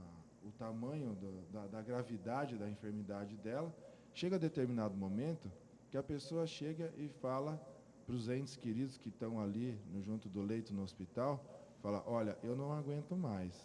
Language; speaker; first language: Portuguese; native; Portuguese